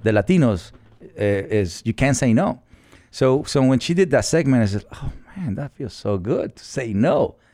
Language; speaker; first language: English; non-native, fluent; Spanish